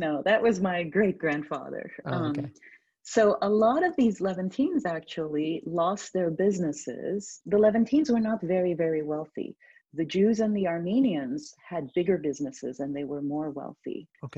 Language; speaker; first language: English; non-native, fluent; Turkish